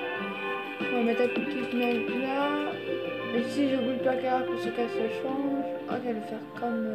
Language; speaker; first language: French; native; French